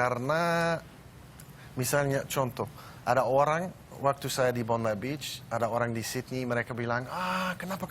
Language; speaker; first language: Indonesian; non-native, learner; Dutch